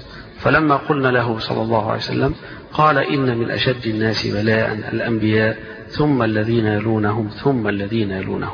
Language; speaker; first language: Arabic; native; Arabic